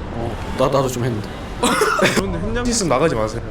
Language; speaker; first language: Korean; native; Korean